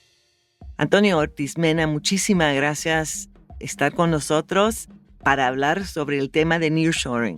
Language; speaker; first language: Spanish; non-native, fluent; English